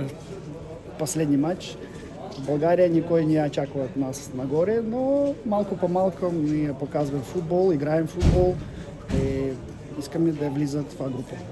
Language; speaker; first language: Bulgarian; non-native, learner; Russian